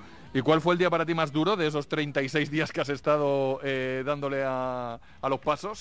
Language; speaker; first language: Spanish; native; Spanish